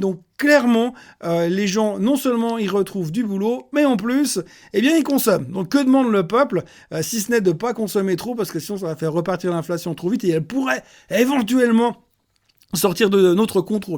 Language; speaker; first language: French; native; French